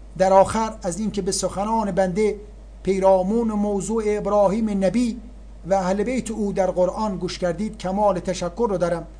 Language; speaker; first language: Persian; native; Persian